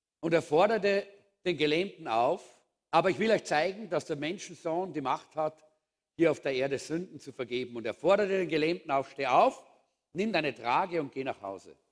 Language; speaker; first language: German; native; German